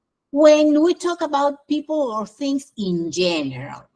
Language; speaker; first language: English; non-native, fluent; Spanish